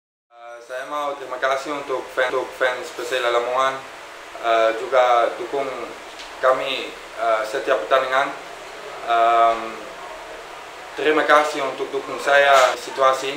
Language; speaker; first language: Indonesian; non-native, fluent; Dutch